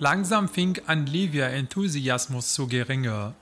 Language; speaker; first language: German; non-native, learner; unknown